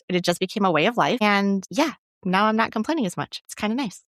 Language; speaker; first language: English; native; English